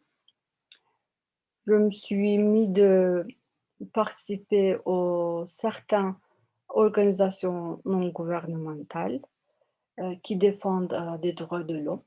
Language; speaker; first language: French; non-native, learner; Turkish